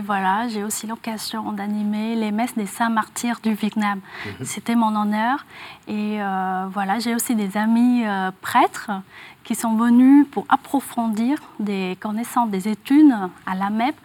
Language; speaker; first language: French; non-native, fluent; Vietnamese